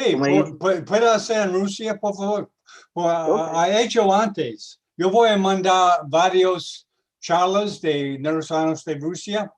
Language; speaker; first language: Spanish; non-native, learner; English